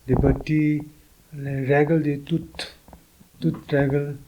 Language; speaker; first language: French; non-native, learner; Tibetan